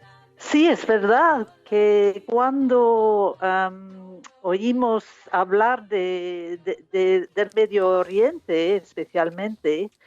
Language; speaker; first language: Spanish; non-native, fluent; English